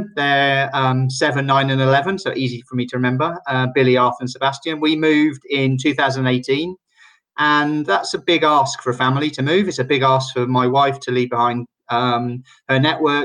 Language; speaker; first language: English; native; English